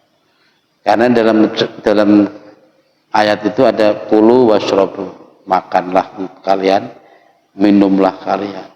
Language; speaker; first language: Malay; non-native, local second language; Javanese